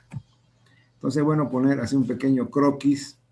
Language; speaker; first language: Spanish; native; Spanish